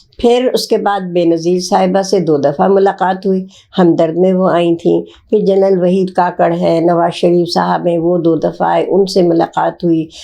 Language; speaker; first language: Urdu; native; Urdu